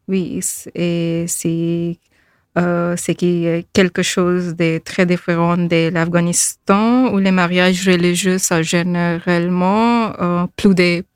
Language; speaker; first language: French; non-native, learner; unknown